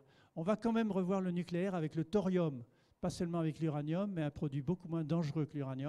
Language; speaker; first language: French; native; French